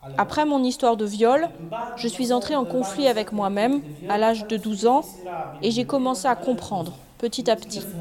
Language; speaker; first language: French; non-native, local second language; Arabic